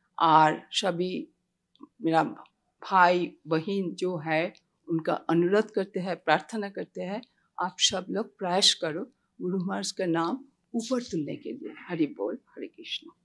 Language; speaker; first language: Hindi; non-native, local second language; Bangla